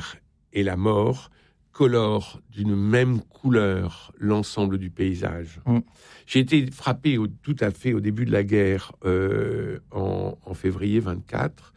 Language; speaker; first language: French; native; French